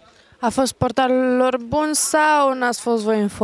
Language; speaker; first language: Romanian; native; Romanian